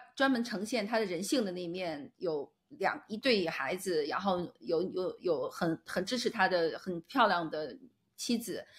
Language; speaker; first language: Chinese; native; Chinese